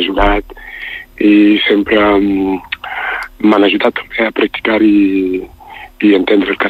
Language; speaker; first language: Catalan; non-native, fluent; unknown